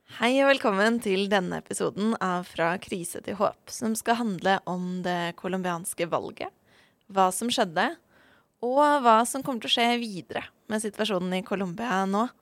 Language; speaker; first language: Norwegian; native; Norwegian